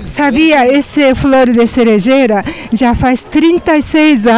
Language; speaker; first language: Portuguese; non-native, fluent; Japanese